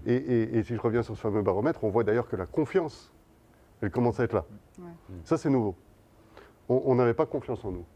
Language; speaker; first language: French; native; French